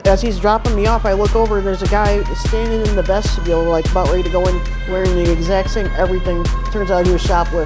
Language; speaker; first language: English; native; English